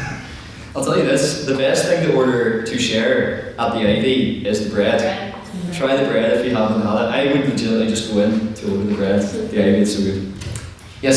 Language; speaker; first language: English; native; English